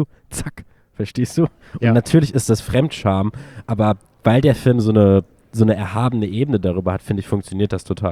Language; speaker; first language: German; native; German